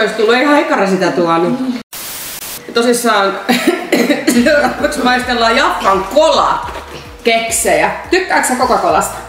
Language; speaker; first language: Finnish; native; Finnish